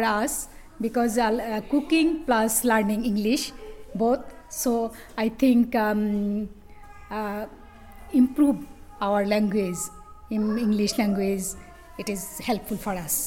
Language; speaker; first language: English; non-native, learner; Bangla